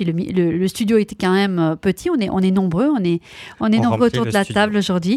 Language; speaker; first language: French; native; French